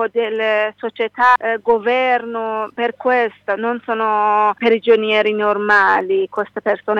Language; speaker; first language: Italian; non-native, learner; Persian